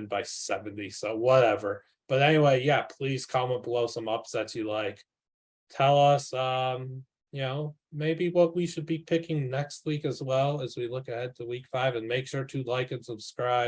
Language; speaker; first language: English; native; English